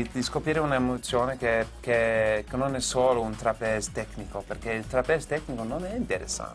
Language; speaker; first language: Italian; non-native, fluent; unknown